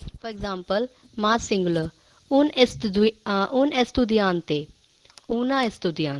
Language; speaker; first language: Spanish; non-native, learner; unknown